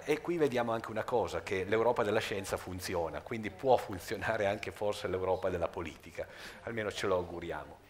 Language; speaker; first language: Italian; native; Italian